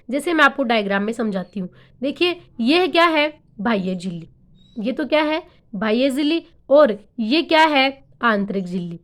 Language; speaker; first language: Hindi; native; Hindi